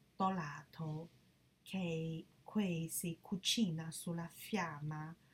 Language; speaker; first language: Italian; non-native, learner; Chinese